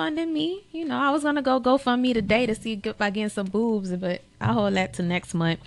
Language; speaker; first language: English; early bilingual, other home language; Spanish